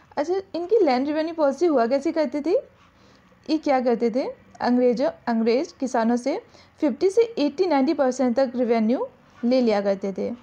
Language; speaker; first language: Hindi; native; Hindi